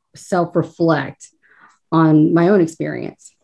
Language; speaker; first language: English; native; English